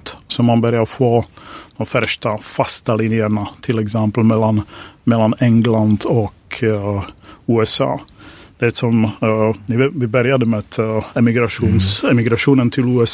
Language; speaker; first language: Swedish; non-native, fluent; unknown